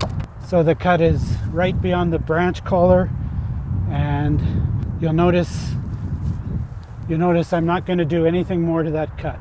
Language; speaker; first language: English; native; English